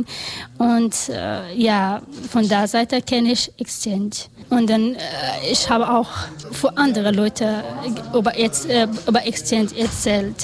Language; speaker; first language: German; non-native, learner; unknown